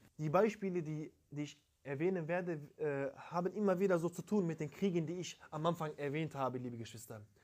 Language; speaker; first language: German; early bilingual, other home language; Turkish